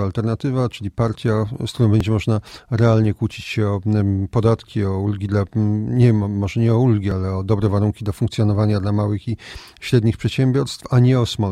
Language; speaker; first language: Polish; native; Polish